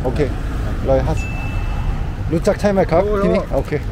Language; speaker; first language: Thai; non-native, learner; Korean